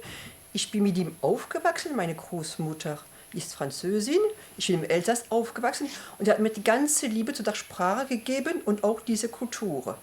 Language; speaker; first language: German; early bilingual, heritage; French